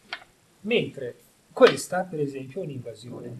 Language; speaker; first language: Italian; native; Italian